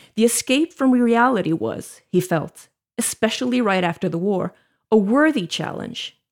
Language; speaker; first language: English; non-native, fluent; Norwegian